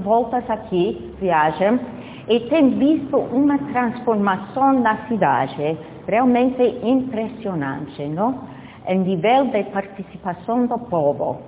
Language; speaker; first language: Portuguese; non-native, fluent; English